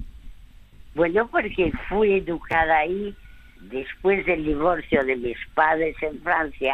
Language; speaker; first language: Spanish; early bilingual, other home language; French